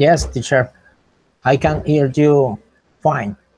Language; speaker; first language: English; non-native, learner; Spanish